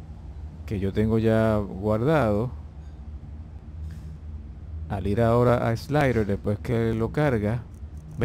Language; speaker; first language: Spanish; native; Spanish